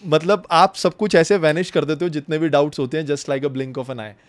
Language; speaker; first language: Hindi; native; Hindi